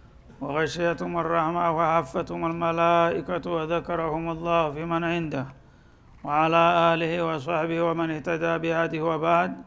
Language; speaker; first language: Arabic; non-native, fluent; Amharic